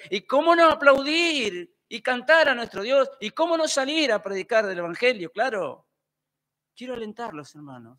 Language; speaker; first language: Spanish; native; Spanish